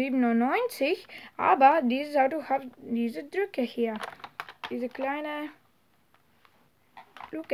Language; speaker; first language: German; non-native, learner; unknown